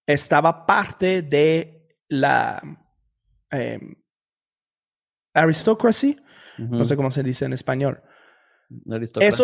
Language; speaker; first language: Spanish; non-native, fluent; French